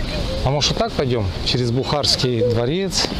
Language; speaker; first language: Russian; native; Russian